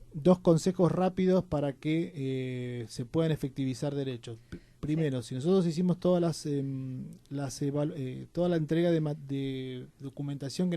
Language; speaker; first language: Spanish; native; Spanish